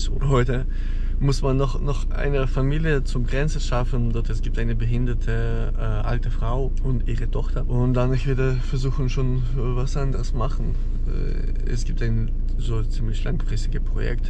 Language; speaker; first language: German; non-native, fluent; Ukrainian